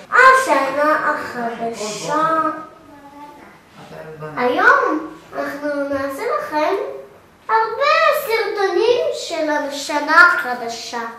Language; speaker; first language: Hebrew; early bilingual, other home language; Russian